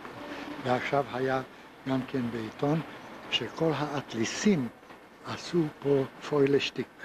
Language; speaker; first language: Hebrew; non-native, fluent; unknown